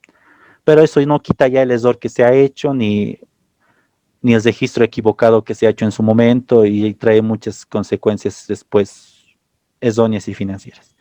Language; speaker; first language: Spanish; native; Spanish